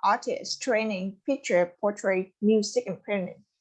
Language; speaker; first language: English; non-native, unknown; Vietnamese